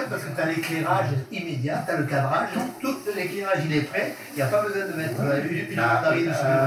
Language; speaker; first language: French; native; French